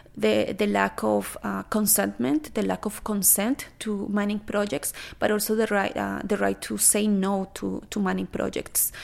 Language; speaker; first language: English; non-native, fluent; Spanish